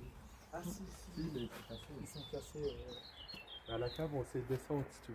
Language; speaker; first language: French; native; French